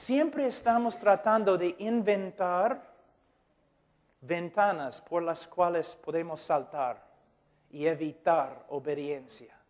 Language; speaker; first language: Spanish; non-native, fluent; English